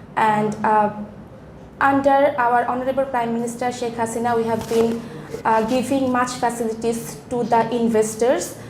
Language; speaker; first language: English; non-native, local second language; Bangla